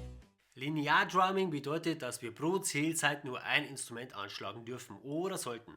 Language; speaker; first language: German; native; German